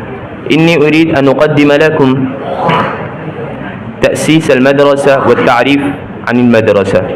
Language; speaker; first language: Arabic; non-native, learner; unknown